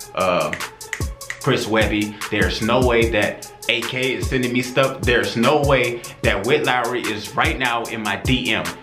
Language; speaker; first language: English; native; English